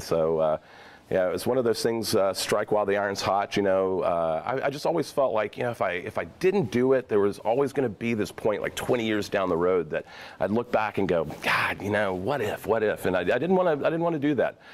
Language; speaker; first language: English; native; English